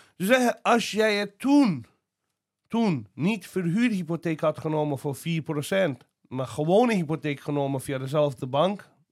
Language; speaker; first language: Dutch; non-native, fluent; Azerbaijani